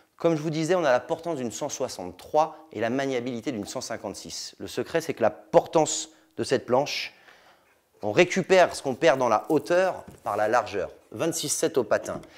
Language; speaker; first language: French; native; French